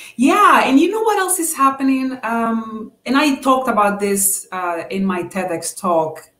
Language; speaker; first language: English; non-native, fluent; Spanish